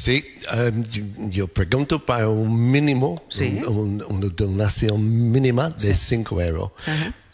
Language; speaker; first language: Spanish; non-native, learner; English